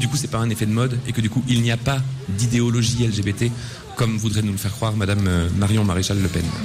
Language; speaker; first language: French; native; French